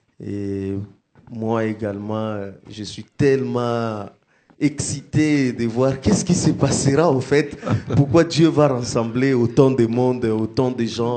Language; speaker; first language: French; non-native, local second language; Lingala